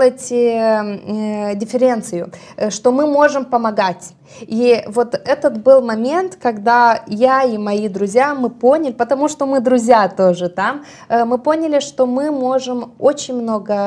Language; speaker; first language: Russian; non-native, local second language; Romanian